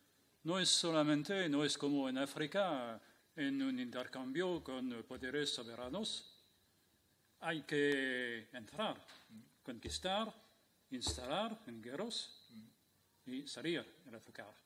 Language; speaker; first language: Spanish; non-native, fluent; French